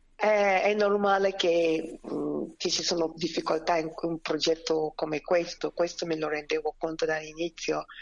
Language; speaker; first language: Italian; non-native, fluent; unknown